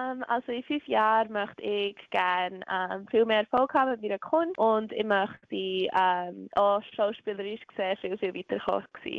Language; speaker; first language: German; early bilingual, heritage; German